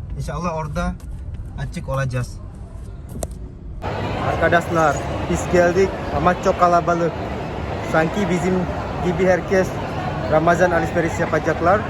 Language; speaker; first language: Turkish; non-native, fluent; Indonesian